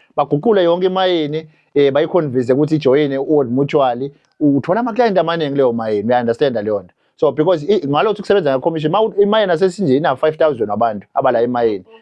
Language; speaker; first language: Zulu; non-native, local second language; Swati